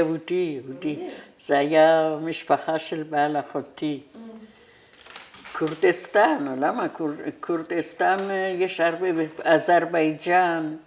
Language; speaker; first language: Hebrew; non-native, fluent; Persian